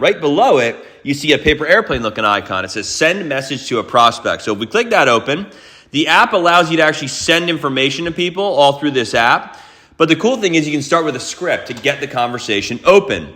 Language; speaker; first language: English; native; English